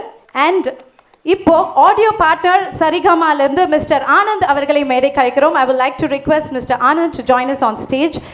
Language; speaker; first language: Tamil; native; Tamil